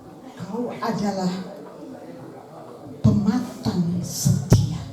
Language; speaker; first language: Indonesian; native; Indonesian